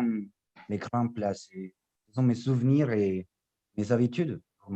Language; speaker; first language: French; non-native, fluent; Spanish